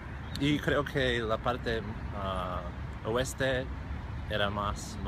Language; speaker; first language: Spanish; non-native, fluent; English